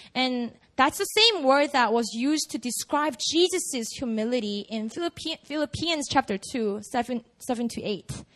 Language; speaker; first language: English; non-native, fluent; Korean